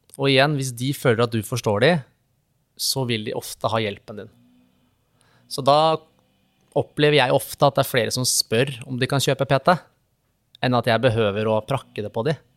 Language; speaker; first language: Norwegian; native; Norwegian